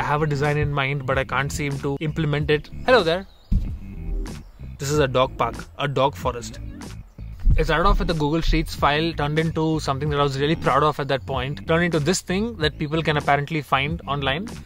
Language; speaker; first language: English; non-native, local second language; Hindi